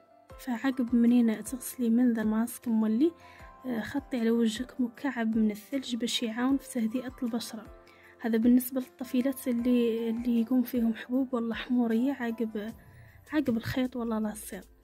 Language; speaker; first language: Arabic; native; Arabic